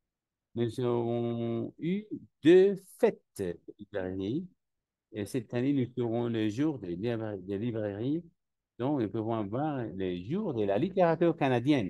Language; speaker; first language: French; non-native, learner; Spanish